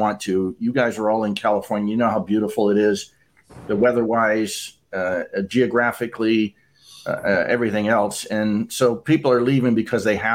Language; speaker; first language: English; native; English